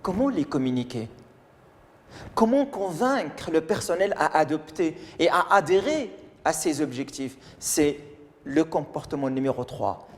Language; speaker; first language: French; non-native, local second language; Arabic